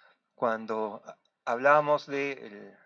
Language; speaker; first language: Spanish; native; Spanish